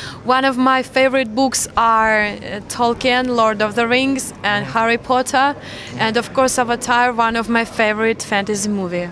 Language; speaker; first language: English; non-native, learner; Ukrainian